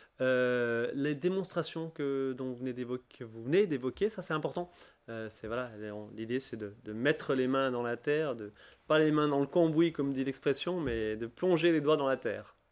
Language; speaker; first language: French; native; French